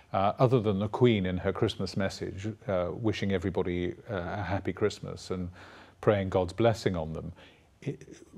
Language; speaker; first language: English; native; English